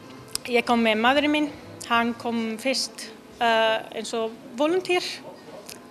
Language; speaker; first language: Icelandic; non-native, learner; Italian